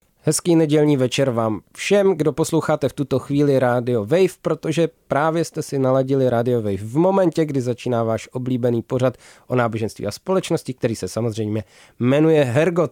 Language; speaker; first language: Czech; native; Czech